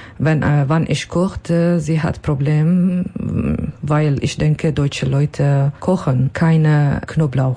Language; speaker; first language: German; non-native, learner; Kurdish